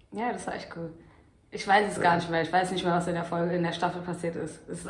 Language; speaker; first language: German; native; German